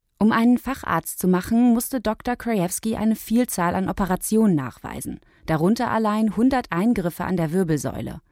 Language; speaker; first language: German; native; German